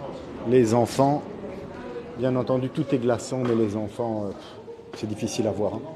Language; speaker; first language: French; native; French